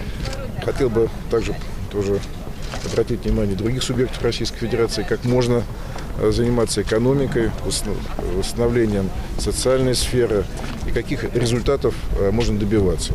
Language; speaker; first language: Russian; native; Russian